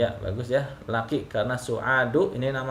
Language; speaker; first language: Indonesian; native; Indonesian